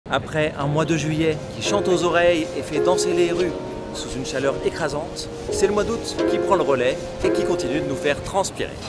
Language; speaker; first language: French; native; French